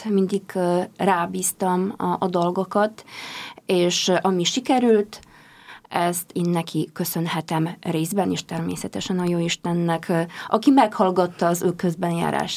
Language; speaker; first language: Hungarian; non-native, fluent; Polish